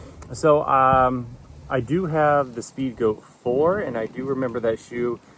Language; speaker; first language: English; native; English